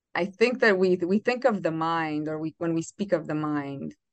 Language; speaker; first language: English; non-native, fluent; Romanian